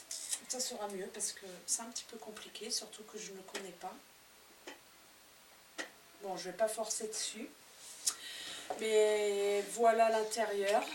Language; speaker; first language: French; native; French